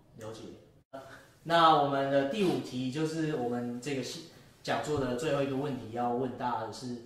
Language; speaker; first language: Chinese; native; Chinese